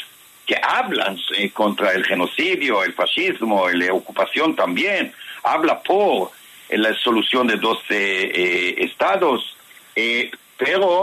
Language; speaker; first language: Spanish; non-native, fluent; Hebrew